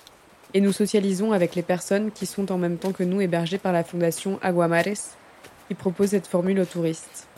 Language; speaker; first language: French; native; French